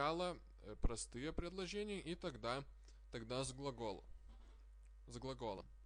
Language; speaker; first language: Russian; non-native, fluent; Lithuanian